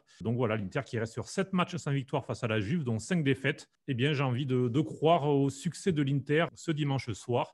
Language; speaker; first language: French; native; French